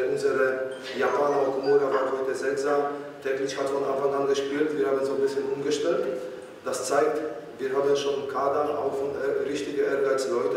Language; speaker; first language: German; non-native, fluent; Polish